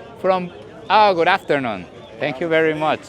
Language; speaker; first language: English; non-native, learner; Spanish